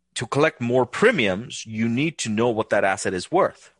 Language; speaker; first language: English; non-native, local second language; Hindi